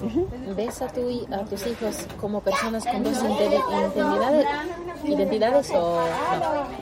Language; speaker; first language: Spanish; non-native, learner; Serbian